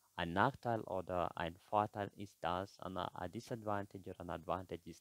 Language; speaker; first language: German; non-native, fluent; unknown